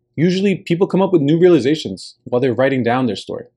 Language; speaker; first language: English; early bilingual, other home language; Spanish